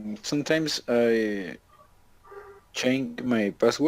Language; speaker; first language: English; non-native, learner; Spanish